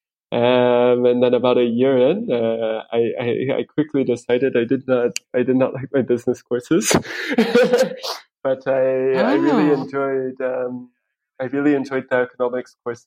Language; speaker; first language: English; native; English